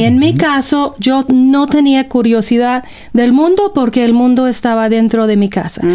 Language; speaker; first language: Spanish; non-native, fluent; English